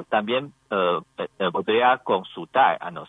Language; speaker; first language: Spanish; non-native, learner; Chinese